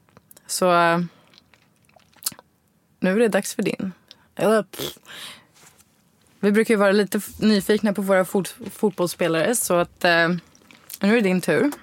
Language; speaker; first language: Swedish; native; Swedish